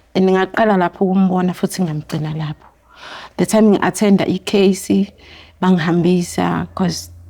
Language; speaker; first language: Zulu; native; Zulu